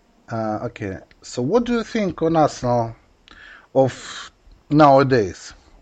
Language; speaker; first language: English; non-native, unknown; Russian